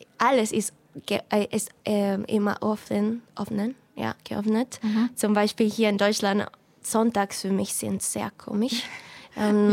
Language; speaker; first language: German; non-native, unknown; Spanish